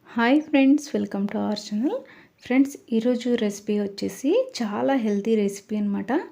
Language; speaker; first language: Telugu; non-native, local second language; Lambadi